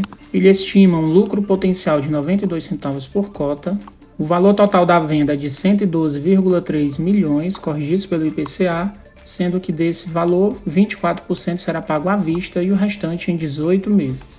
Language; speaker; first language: Portuguese; native; Portuguese